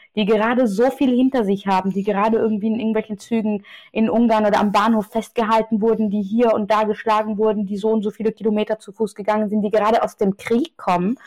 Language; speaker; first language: German; native; German